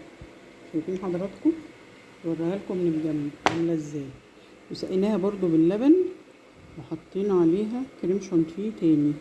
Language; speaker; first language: Arabic; native; Arabic